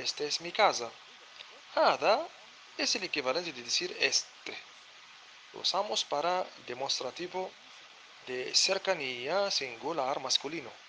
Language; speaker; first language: Spanish; non-native, fluent; Arabic